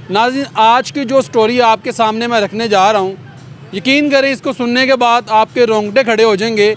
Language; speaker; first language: Urdu; non-native, local second language; Punjabi